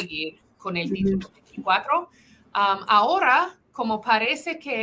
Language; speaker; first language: Spanish; non-native, fluent; English